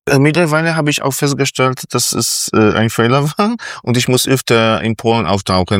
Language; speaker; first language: German; non-native, fluent; Polish